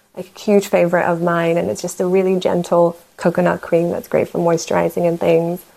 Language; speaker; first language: English; native; English